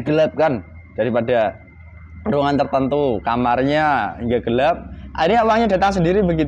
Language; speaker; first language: Indonesian; native; Indonesian